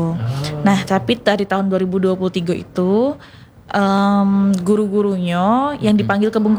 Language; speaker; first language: Indonesian; non-native, local second language; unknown